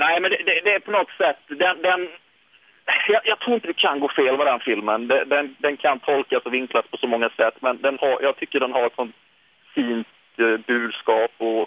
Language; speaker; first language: Swedish; native; Swedish